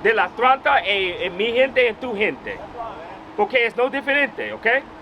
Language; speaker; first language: Spanish; non-native, learner; English